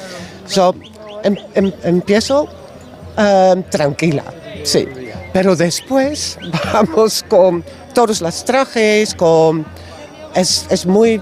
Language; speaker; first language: Spanish; non-native, learner; Dutch